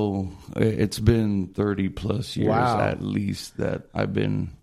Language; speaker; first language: English; native; English